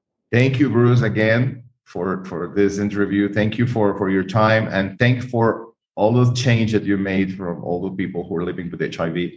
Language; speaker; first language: English; non-native, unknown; Spanish